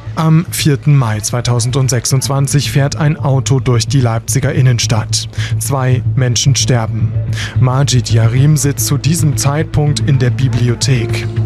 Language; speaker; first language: German; native; German